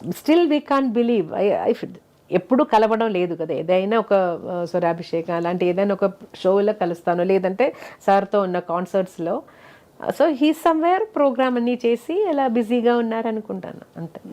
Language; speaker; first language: Telugu; non-native, fluent; Malayalam